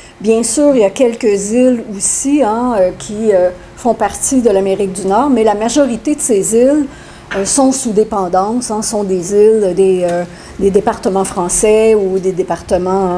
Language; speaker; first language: French; native; French